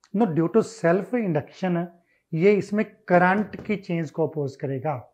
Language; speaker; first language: Hindi; non-native, local second language; Punjabi